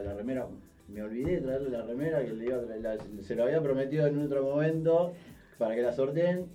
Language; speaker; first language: Spanish; native; Spanish